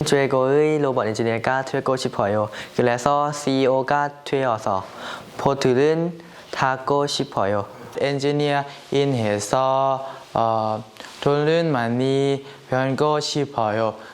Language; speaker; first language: Korean; non-native, learner; Thai